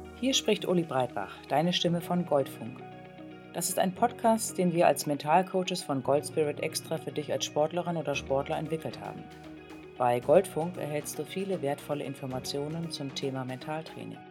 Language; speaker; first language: German; native; German